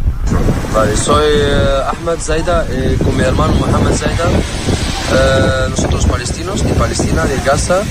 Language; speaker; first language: Spanish; non-native, learner; Arabic